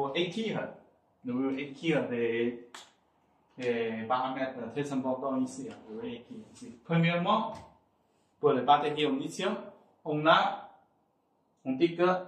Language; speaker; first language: French; non-native, fluent; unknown